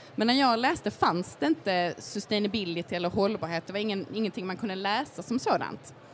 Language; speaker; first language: Swedish; native; Swedish